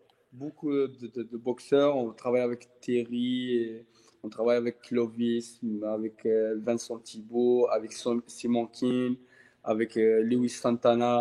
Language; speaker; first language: French; non-native, local second language; Arabic